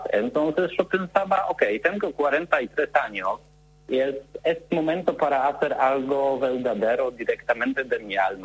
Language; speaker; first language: Spanish; non-native, learner; Polish